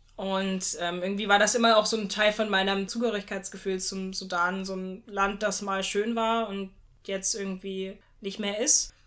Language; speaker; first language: German; native; German